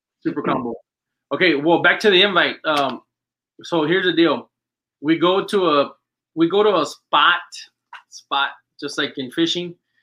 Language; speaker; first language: English; early bilingual, other home language; Spanish